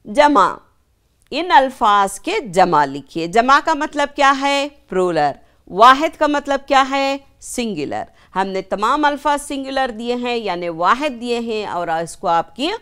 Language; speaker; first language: Urdu; native; Urdu